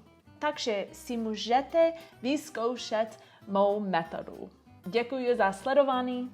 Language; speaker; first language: Czech; non-native, learner; English